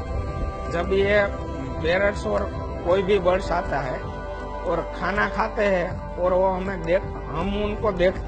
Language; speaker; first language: Hindi; non-native, local second language; Gujarati